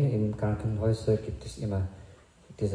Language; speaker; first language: German; non-native, fluent; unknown